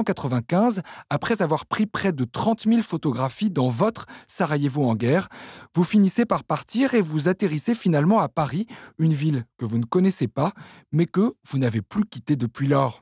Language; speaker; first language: French; native; French